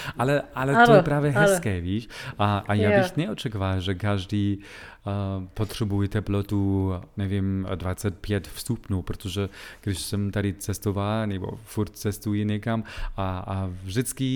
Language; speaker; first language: Czech; non-native, fluent; German